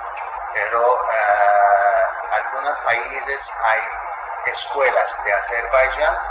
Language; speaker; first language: Spanish; non-native, fluent; Azerbaijani